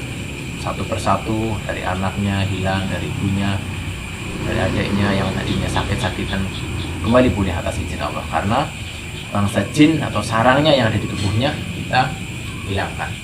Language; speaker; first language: Indonesian; native; Indonesian